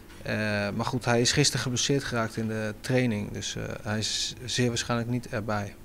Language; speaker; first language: Dutch; native; Dutch